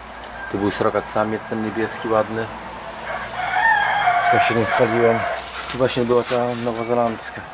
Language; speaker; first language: Polish; native; Polish